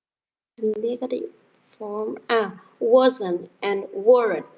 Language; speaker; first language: English; non-native, learner; Vietnamese